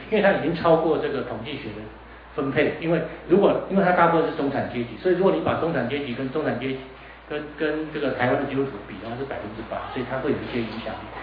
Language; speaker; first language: Chinese; native; Chinese